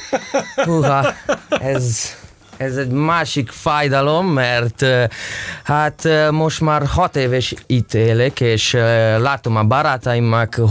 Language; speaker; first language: Hungarian; non-native, learner; Italian